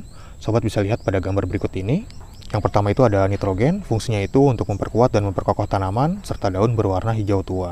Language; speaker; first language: Indonesian; native; Indonesian